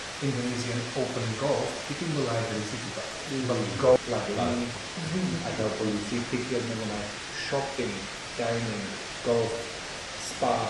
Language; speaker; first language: Indonesian; non-native, fluent; English